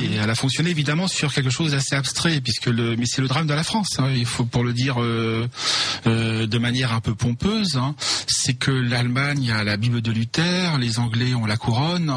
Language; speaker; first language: French; native; French